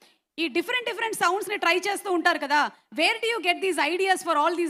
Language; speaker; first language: Telugu; native; Telugu